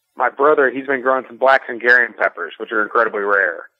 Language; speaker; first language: English; native; English